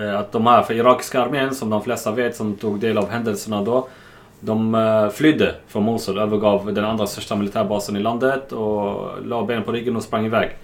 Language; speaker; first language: Swedish; non-native, fluent; Arabic